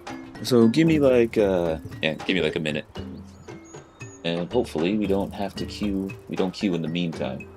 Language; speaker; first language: English; native; English